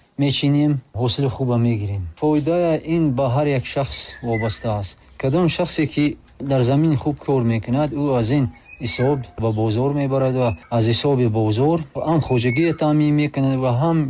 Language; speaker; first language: Tajik; non-native, local second language; Shughni